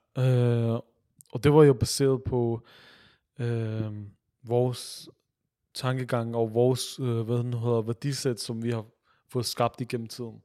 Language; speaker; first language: Danish; early bilingual, other home language; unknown